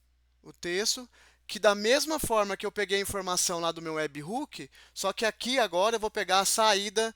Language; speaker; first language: Portuguese; native; Portuguese